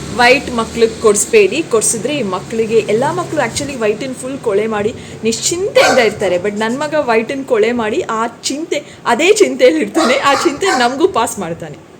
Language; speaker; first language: Kannada; non-native, local second language; Tulu